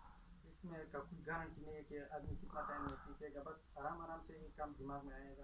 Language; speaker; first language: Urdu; non-native, local second language; Pashto